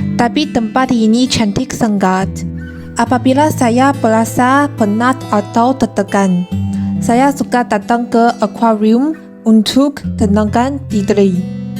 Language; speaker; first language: Malay; non-native, learner; Chinese